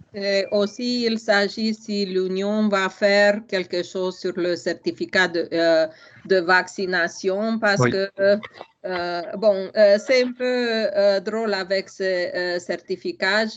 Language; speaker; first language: French; non-native, fluent; Romanian